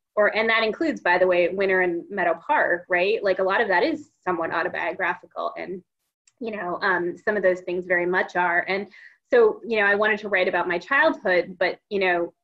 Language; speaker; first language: English; native; English